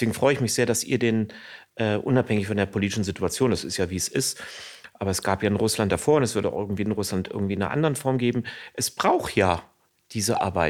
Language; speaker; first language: German; native; German